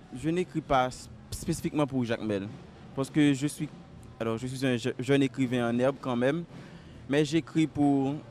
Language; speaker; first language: French; native; French